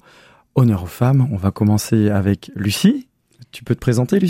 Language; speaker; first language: French; native; French